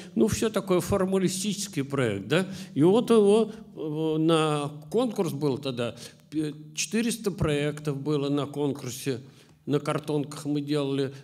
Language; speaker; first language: Russian; native; Russian